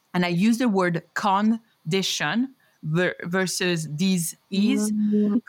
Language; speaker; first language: English; non-native, fluent; French